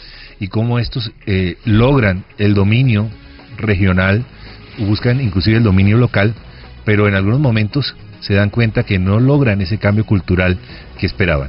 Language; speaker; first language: Spanish; native; Spanish